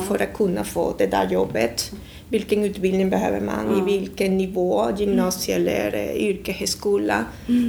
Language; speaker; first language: Swedish; non-native, fluent; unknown